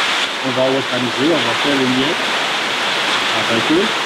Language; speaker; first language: French; non-native, local second language; Malagasy